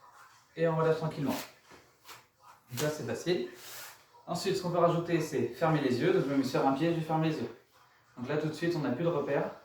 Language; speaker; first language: French; native; French